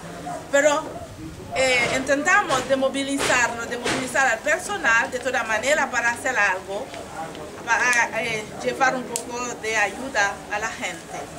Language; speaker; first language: Spanish; non-native, fluent; Haitian Creole